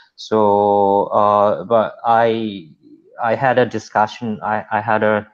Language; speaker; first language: English; native; English